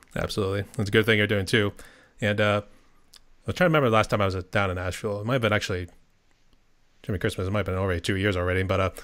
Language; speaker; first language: English; native; English